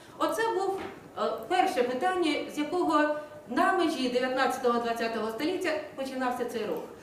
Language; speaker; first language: Ukrainian; native; Ukrainian